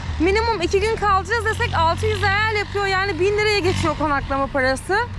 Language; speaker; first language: Turkish; native; Turkish